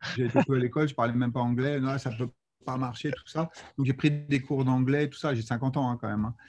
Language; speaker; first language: French; native; French